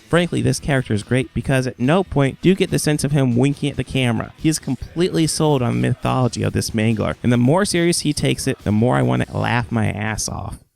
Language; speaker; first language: English; native; English